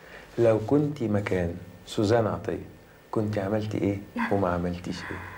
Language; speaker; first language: Arabic; native; Arabic